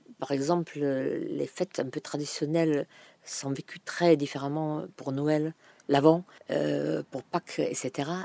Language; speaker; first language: French; non-native, fluent; German